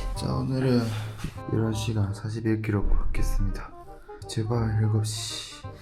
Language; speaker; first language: Korean; non-native, fluent; Japanese